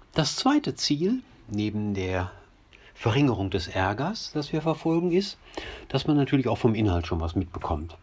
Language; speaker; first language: German; native; German